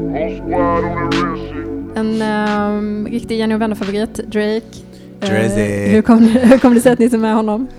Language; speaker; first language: Swedish; native; Swedish